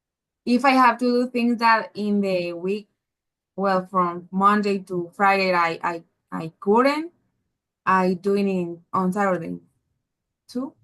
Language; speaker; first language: English; non-native, learner; Spanish